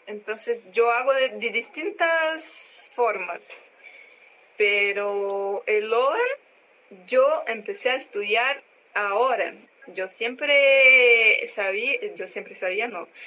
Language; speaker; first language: Spanish; non-native, learner; Portuguese